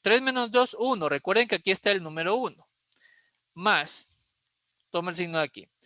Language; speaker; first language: Spanish; native; Spanish